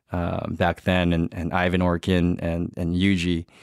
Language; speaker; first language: English; native; English